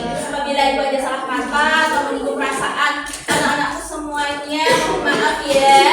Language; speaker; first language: Indonesian; native; Indonesian